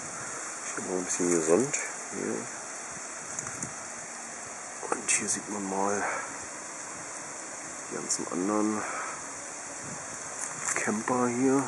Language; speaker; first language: German; native; German